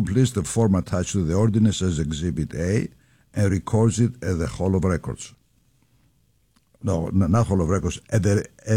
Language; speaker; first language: English; non-native, fluent; Greek